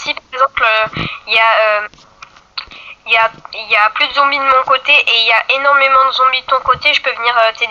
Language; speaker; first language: French; native; French